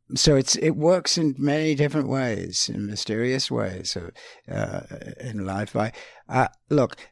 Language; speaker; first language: English; native; English